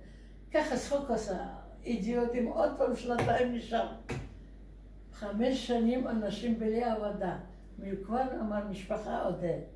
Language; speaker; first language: Hebrew; non-native, learner; Russian